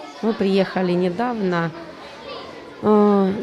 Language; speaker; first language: Russian; native; Russian